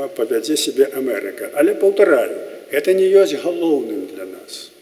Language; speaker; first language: Russian; non-native, local second language; Belarusian